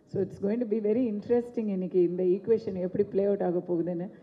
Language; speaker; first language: Tamil; native; Tamil